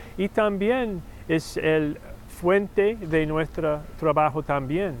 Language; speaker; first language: Spanish; non-native, fluent; English